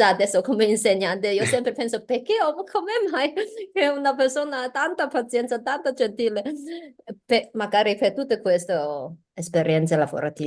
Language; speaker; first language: Italian; non-native, learner; Chinese